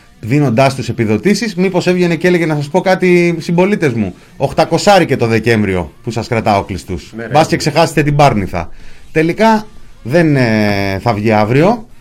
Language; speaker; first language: Greek; native; Greek